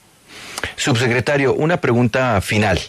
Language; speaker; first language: Spanish; native; Spanish